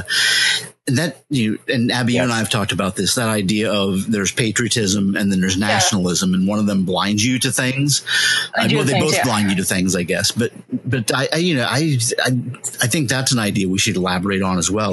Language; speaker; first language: English; native; English